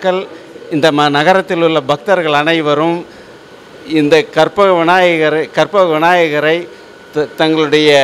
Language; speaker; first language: Tamil; native; Tamil